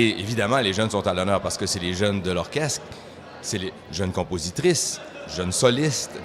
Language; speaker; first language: French; native; French